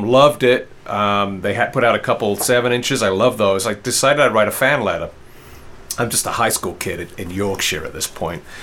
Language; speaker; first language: English; native; English